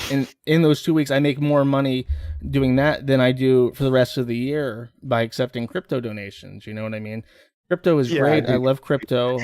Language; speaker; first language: English; native; English